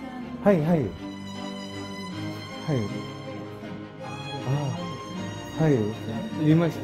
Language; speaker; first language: Japanese; non-native, learner; Korean